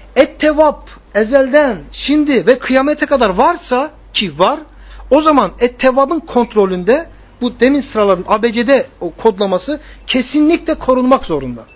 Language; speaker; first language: Turkish; native; Turkish